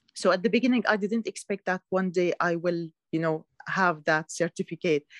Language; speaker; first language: English; non-native, learner; Arabic